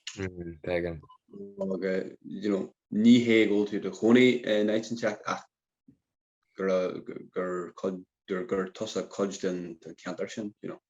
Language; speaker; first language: Irish; non-native, local second language; English